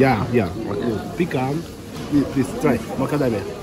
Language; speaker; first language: English; non-native, learner; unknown